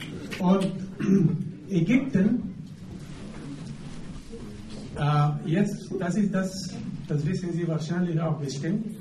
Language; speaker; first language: German; non-native, fluent; Arabic